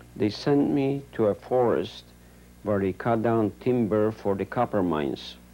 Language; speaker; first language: English; non-native, fluent; Yiddish